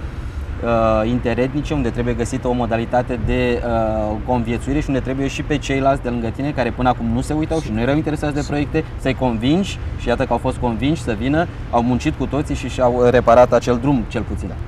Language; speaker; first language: Romanian; native; Romanian